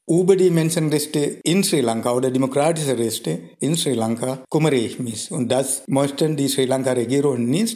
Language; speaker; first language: German; non-native, fluent; Sinhala